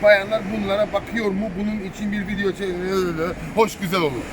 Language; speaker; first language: Turkish; native; Turkish